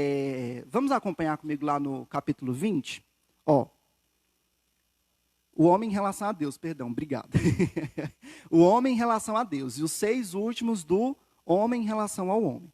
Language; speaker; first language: Portuguese; native; Portuguese